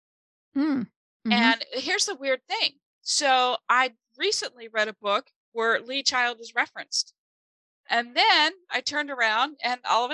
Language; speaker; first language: English; non-native, fluent; German